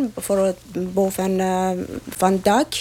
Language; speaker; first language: Dutch; non-native, learner; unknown